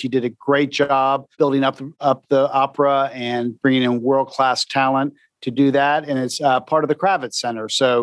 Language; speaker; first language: English; native; English